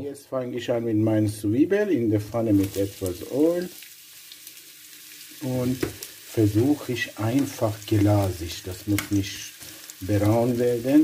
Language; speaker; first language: German; non-native, learner; Persian